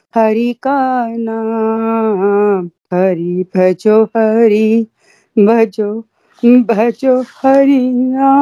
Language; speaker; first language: Hindi; native; Hindi